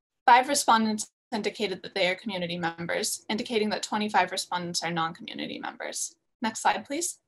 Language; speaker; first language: English; native; English